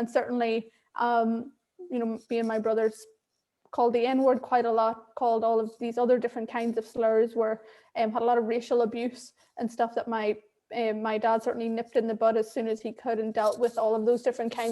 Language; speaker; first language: English; native; English